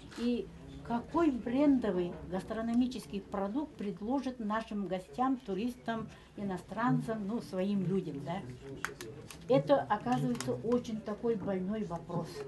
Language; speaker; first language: Russian; native; Russian